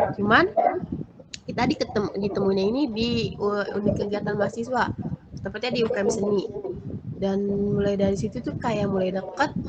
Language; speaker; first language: Indonesian; native; Indonesian